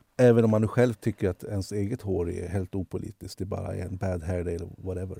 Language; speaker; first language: Swedish; native; Swedish